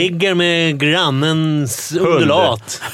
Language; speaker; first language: Swedish; native; Swedish